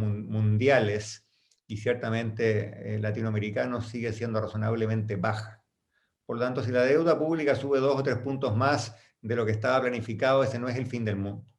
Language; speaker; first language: Spanish; native; Spanish